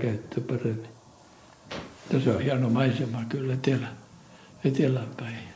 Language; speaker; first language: Finnish; native; Finnish